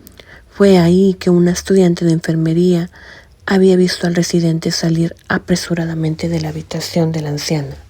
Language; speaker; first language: Spanish; native; Spanish